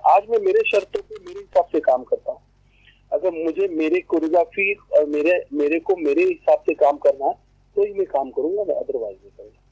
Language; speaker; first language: Hindi; non-native, local second language; Tamil